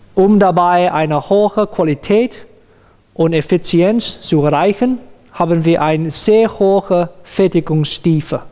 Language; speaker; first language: German; non-native, learner; Cantonese